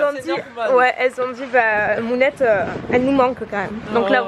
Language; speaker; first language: French; native; French